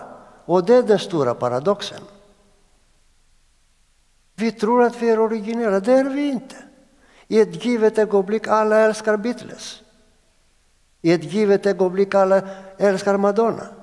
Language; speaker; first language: Swedish; non-native, fluent; Greek